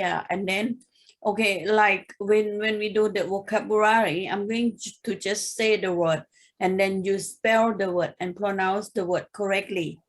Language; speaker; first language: English; non-native, fluent; Thai